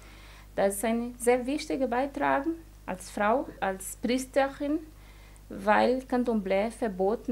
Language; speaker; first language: German; non-native, fluent; Portuguese